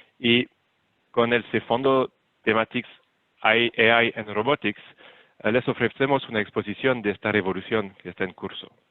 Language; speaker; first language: Spanish; non-native, fluent; French